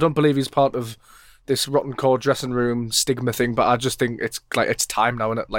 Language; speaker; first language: English; native; English